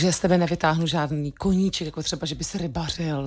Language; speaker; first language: Czech; native; Czech